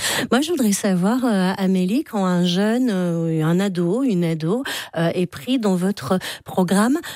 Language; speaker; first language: French; native; French